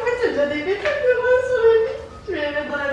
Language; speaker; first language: French; native; French